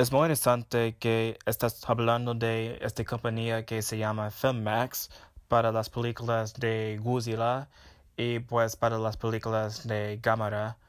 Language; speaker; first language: Spanish; non-native, fluent; English